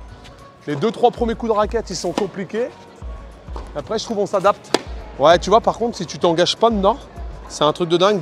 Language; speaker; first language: French; native; French